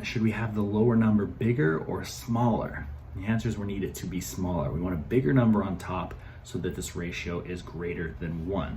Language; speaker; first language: English; native; English